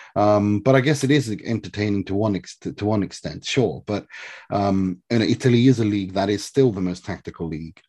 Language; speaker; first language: English; early bilingual, other home language; Swedish